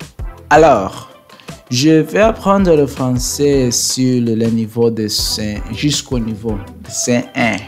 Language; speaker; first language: French; non-native, learner; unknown